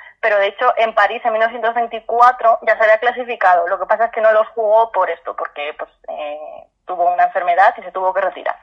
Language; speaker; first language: Spanish; native; Spanish